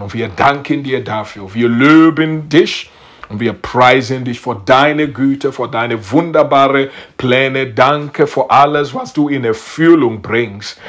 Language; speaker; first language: German; non-native, learner; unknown